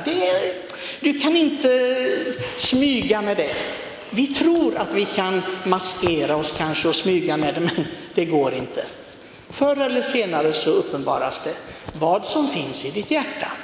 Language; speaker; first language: Swedish; non-native, fluent; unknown